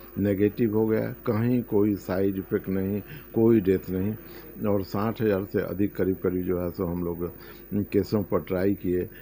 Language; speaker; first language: Hindi; native; Hindi